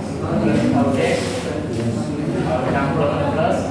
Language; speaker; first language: English; non-native, fluent; Indonesian